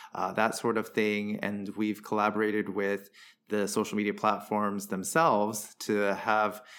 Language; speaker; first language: English; early bilingual, other home language; Chinese